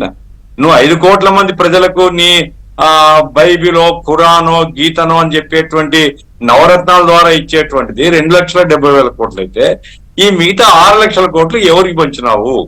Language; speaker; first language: Telugu; native; Telugu